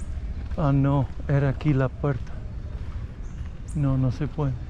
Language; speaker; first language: Spanish; non-native, fluent; English